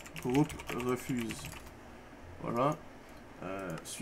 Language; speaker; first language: French; native; French